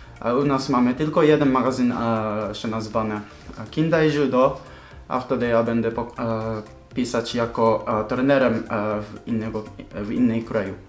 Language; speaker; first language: Polish; non-native, learner; Japanese